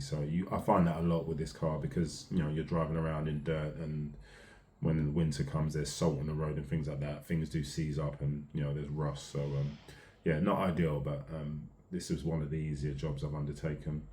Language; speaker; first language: English; native; English